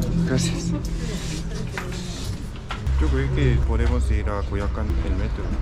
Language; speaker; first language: Spanish; non-native, learner; Korean